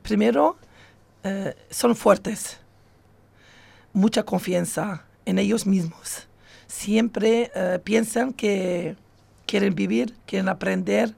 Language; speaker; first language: Spanish; non-native, fluent; Arabic